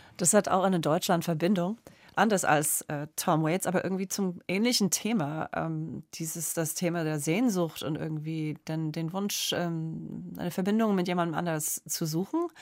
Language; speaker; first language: German; non-native, fluent; English